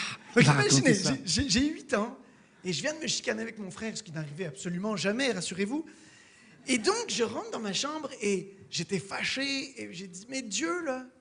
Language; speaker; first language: French; native; French